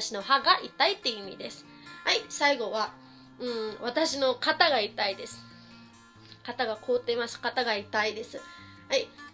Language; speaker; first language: Japanese; non-native, fluent; Filipino